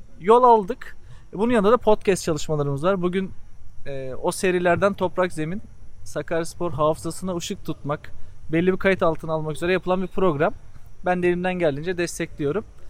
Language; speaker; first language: Turkish; native; Turkish